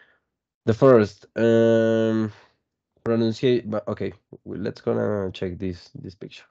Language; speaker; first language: English; non-native, fluent; Spanish